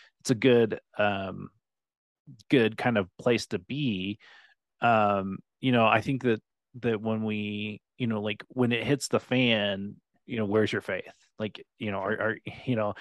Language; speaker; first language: English; native; English